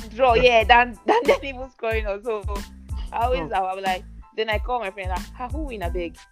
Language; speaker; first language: English; non-native, local second language; Yoruba